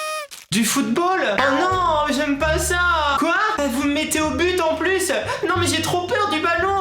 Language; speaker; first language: French; native; French